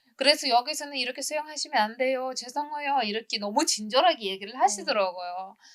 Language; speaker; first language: Korean; non-native, fluent; Uzbek